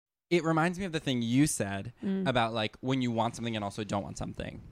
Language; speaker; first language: English; native; English